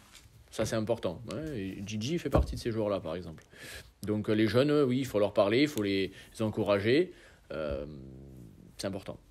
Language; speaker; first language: French; native; French